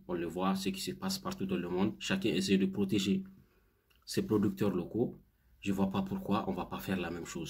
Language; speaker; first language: French; non-native, local second language; Hausa